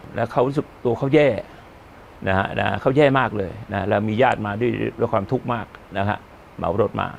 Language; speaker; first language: Thai; native; Thai